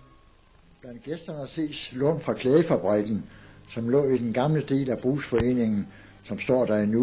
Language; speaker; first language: Danish; native; Danish